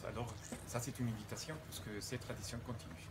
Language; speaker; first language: French; non-native, fluent; Spanish